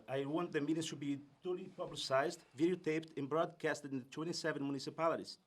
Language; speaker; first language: English; non-native, fluent; Portuguese